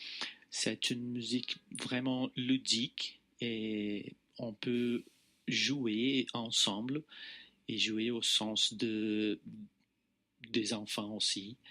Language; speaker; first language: French; non-native, fluent; Portuguese